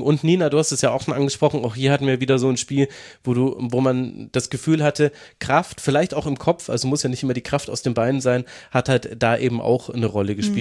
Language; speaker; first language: German; native; German